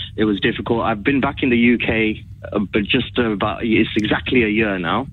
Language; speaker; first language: English; early bilingual, other home language; Arabic